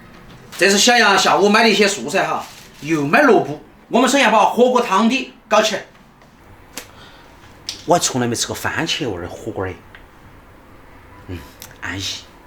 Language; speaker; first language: Chinese; native; Chinese